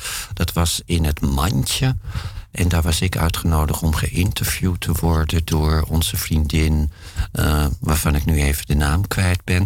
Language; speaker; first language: Dutch; native; Dutch